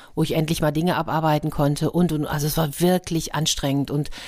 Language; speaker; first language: German; native; German